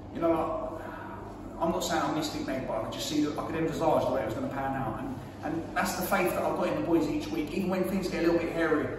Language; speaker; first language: English; native; English